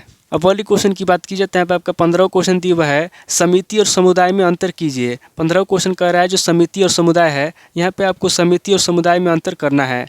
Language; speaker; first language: Hindi; native; Hindi